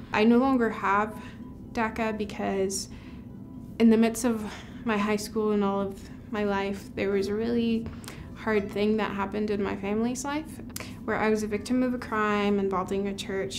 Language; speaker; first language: English; early bilingual, other home language; Spanish